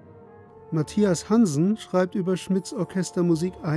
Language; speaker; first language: German; native; German